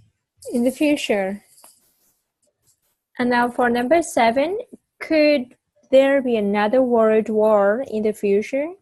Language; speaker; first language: English; non-native, fluent; Vietnamese